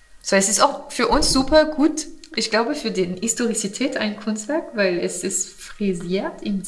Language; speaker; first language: German; non-native, fluent; French